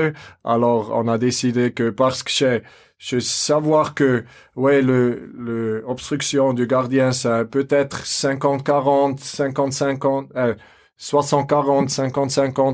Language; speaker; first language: French; non-native, fluent; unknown